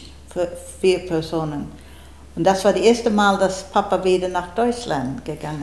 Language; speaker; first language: German; non-native, learner; English